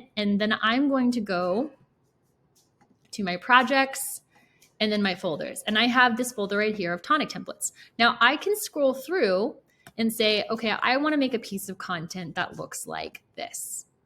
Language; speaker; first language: English; native; English